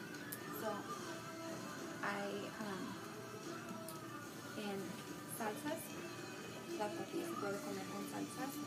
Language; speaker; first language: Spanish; early bilingual, heritage; Spanish